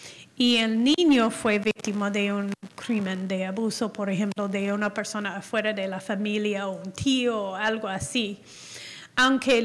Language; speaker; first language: Spanish; non-native, fluent; English